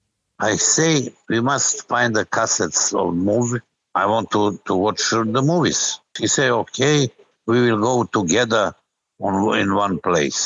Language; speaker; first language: English; non-native, learner; Serbian